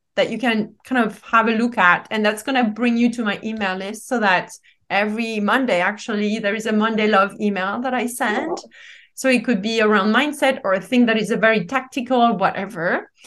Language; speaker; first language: English; non-native, fluent; French